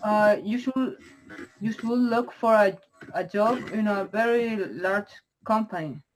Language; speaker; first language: English; non-native, learner; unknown